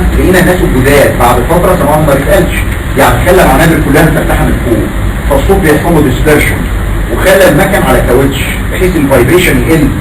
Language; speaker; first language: Arabic; native; Arabic